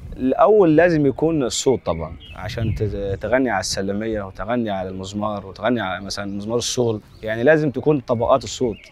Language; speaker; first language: Egyptian Arabic; non-native, local second language; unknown